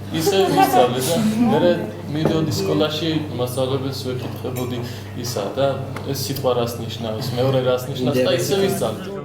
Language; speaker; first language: Georgian; non-native, local second language; Armenian